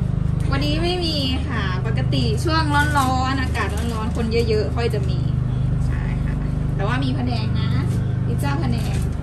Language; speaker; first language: Thai; native; Thai